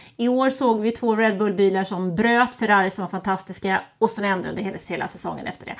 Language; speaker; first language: Swedish; early bilingual, other home language; German